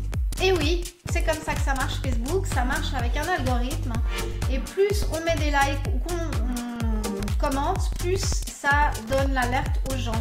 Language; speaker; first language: French; native; French